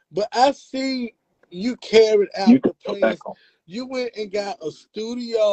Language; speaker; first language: English; native; English